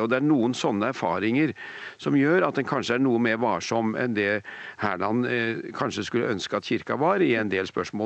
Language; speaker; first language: Norwegian; native; Norwegian